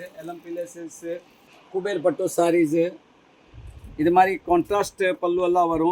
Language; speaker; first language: Tamil; non-native, fluent; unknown